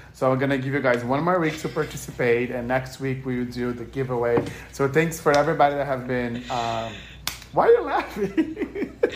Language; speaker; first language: English; non-native, fluent; Portuguese